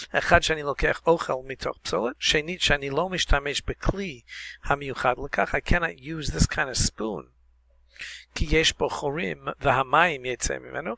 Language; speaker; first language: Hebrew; non-native, fluent; English